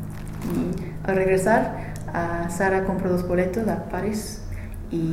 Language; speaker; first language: Spanish; non-native, learner; English